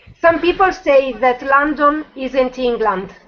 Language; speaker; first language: English; non-native, learner; Italian